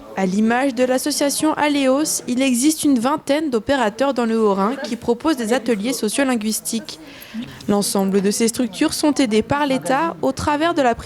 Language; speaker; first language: French; native; French